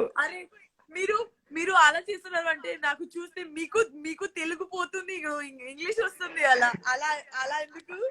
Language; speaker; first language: Telugu; non-native, learner; Gujarati